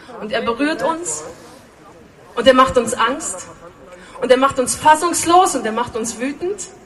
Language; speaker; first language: German; native; German